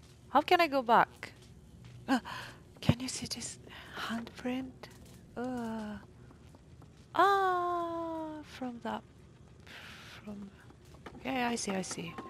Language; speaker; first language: English; non-native, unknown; Japanese